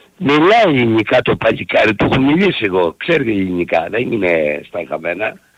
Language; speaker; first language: Greek; early bilingual, heritage; Greek